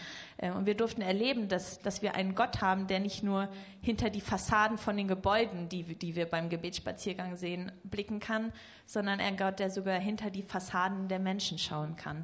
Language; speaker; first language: German; native; German